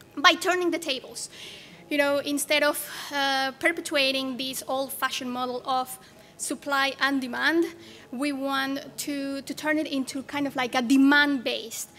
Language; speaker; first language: English; non-native, fluent; Spanish